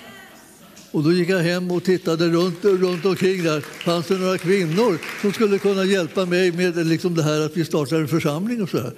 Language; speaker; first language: Swedish; native; Swedish